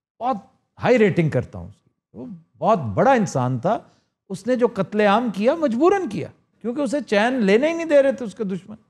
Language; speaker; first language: Urdu; native; Urdu